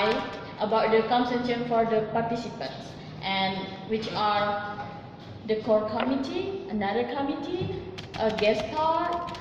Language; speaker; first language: English; non-native, learner; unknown